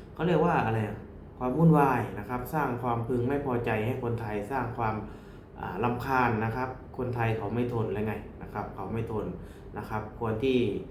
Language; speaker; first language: Thai; native; Thai